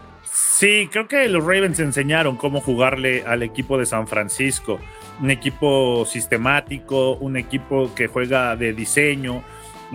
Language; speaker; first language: Spanish; native; Spanish